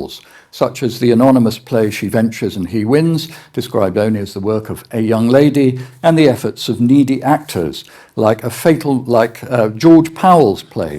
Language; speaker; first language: English; native; English